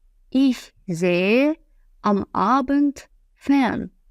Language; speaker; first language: German; non-native, fluent; Azerbaijani